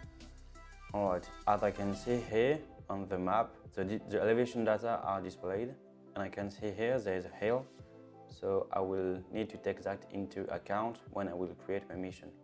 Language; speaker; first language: English; non-native, fluent; French